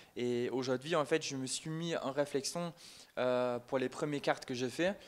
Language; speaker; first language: French; non-native, fluent; German